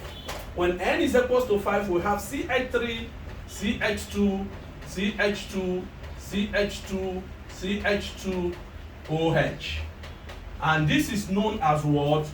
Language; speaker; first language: English; non-native, local second language; Igbo